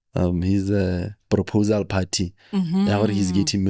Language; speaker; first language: English; non-native, local second language; Tswana